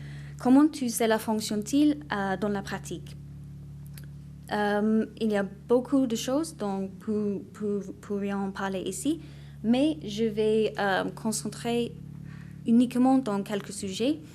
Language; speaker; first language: French; non-native, fluent; English